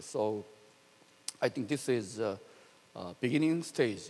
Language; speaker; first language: English; non-native, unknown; Korean